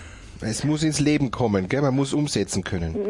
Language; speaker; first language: German; native; German